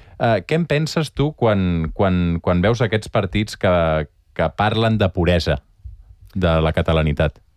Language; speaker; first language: Catalan; native; Catalan